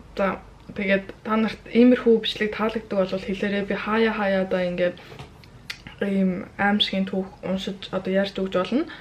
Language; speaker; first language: Mongolian; early bilingual, heritage; Mongolian